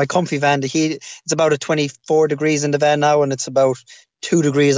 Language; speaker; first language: English; native; English